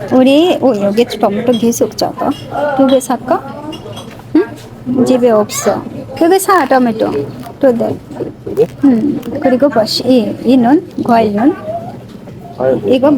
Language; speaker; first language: Korean; non-native, learner; Bangla